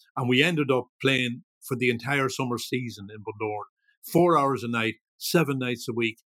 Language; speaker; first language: English; native; English